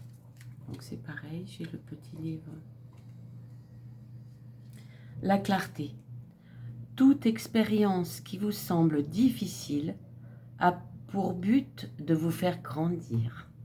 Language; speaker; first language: French; native; French